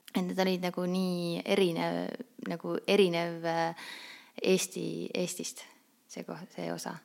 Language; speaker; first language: Estonian; native; Estonian